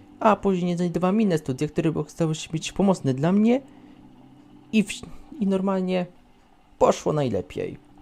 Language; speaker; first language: Polish; native; Polish